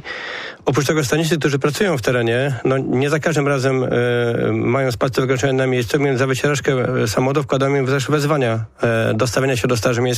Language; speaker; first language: Polish; native; Polish